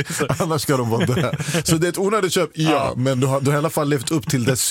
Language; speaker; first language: Swedish; native; Swedish